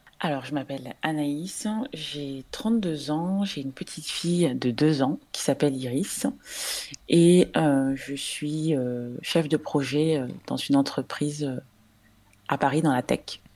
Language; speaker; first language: French; native; French